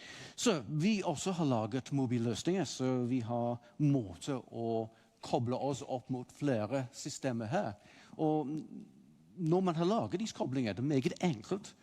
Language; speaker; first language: Norwegian; non-native, fluent; English